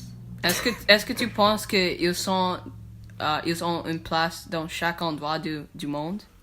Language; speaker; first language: French; non-native, learner; English